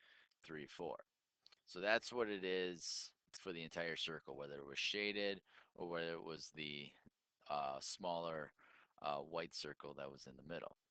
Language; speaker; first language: English; native; English